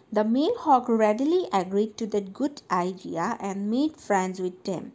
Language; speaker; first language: English; non-native, local second language; Assamese